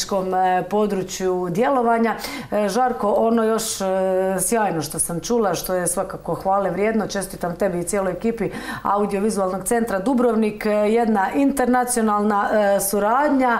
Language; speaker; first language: Croatian; native; Croatian